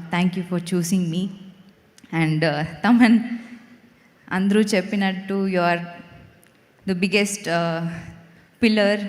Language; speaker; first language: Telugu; non-native, local second language; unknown